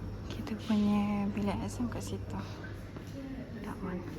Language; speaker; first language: Malay; native; Malay